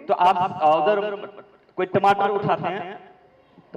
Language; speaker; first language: Hindi; native; Hindi